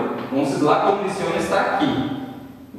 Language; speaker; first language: Spanish; non-native, fluent; Portuguese